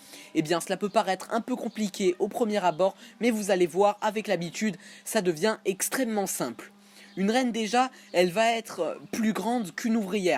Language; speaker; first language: French; native; French